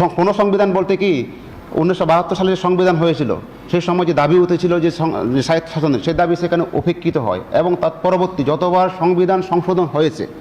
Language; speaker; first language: Bangla; non-native, local second language; Chakma